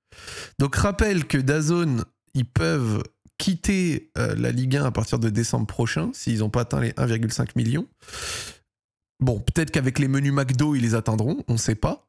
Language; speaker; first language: French; native; French